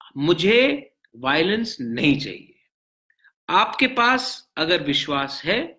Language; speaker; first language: Hindi; non-native, local second language; Bangla